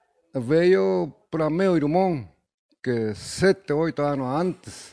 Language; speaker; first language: Portuguese; non-native, learner; Japanese